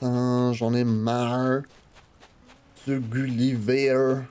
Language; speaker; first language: French; native; French